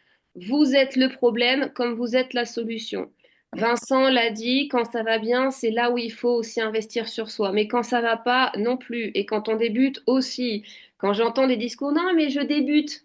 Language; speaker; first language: French; native; French